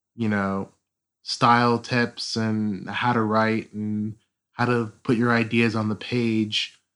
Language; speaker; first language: English; native; English